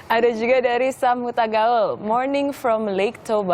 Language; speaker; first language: Indonesian; native; Indonesian